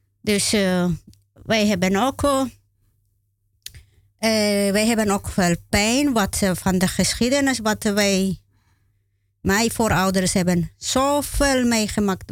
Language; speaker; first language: Dutch; non-native, learner; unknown